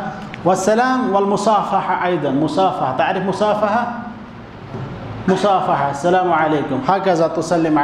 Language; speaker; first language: Arabic; non-native, fluent; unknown